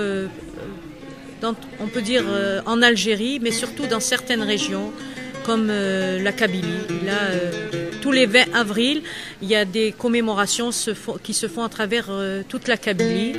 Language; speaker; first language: French; non-native, local second language; Kabyle